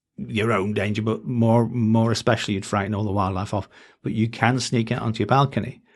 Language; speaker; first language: English; native; English